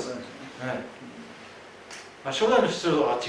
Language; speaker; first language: Japanese; native; Japanese